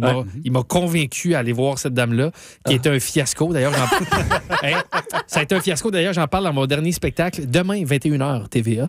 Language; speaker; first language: French; native; French